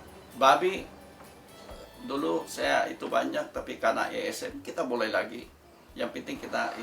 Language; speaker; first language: Indonesian; non-native, fluent; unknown